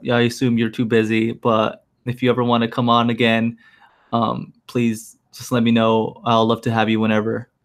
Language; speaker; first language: English; native; English